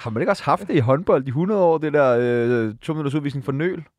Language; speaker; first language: Danish; native; Danish